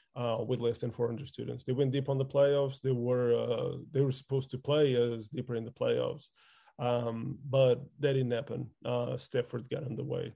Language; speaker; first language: English; non-native, fluent; Portuguese